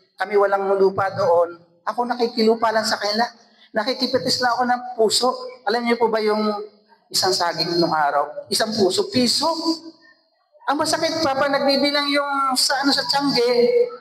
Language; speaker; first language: Filipino; native; Filipino